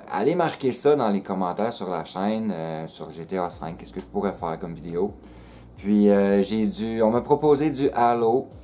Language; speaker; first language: French; native; French